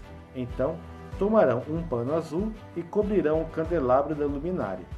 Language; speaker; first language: Portuguese; native; Portuguese